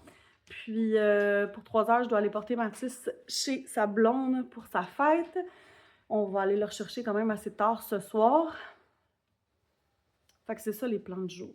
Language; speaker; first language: French; native; French